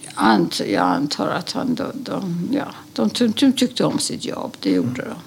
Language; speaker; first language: Swedish; early bilingual, other home language; Polish